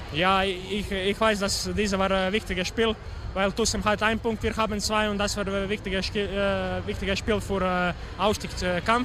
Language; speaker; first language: German; non-native, learner; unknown